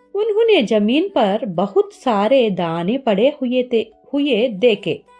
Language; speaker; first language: Hindi; non-native, learner; Telugu